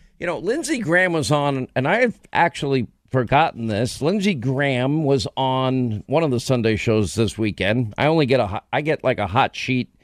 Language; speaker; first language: English; native; English